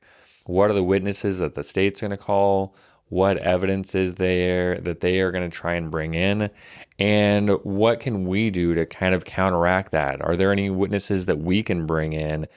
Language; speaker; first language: English; native; English